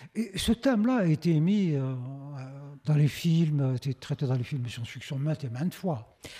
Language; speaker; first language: French; non-native, local second language; Arabic